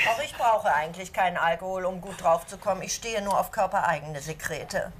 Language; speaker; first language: German; native; German